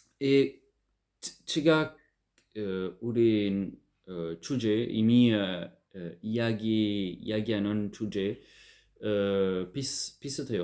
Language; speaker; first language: Korean; non-native, learner; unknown